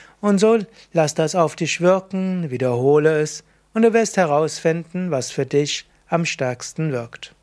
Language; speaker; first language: German; native; German